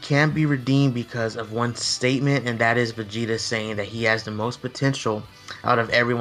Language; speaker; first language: English; native; English